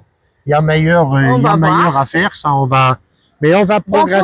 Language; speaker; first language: French; non-native, fluent; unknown